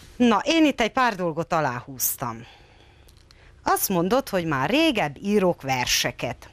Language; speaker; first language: Hungarian; native; Hungarian